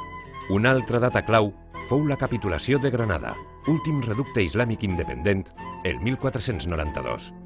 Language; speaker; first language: Catalan; native; Catalan